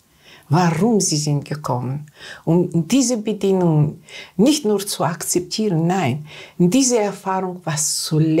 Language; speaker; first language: German; non-native, learner; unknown